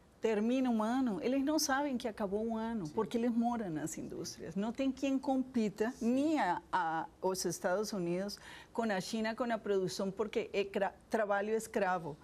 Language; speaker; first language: Portuguese; non-native, fluent; Spanish